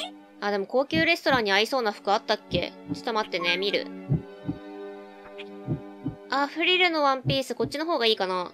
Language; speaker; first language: Japanese; native; Japanese